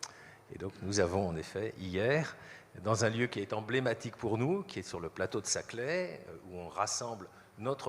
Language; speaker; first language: French; native; French